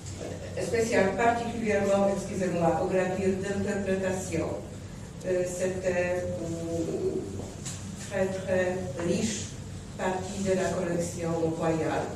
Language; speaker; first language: French; non-native, fluent; Polish